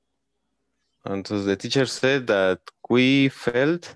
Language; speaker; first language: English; non-native, learner; Spanish